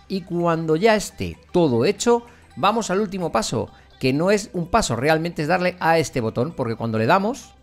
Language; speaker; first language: Spanish; native; Spanish